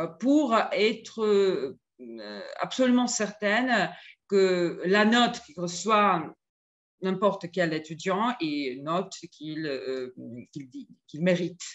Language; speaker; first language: French; non-native, fluent; Georgian